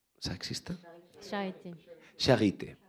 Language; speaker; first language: French; non-native, learner; Spanish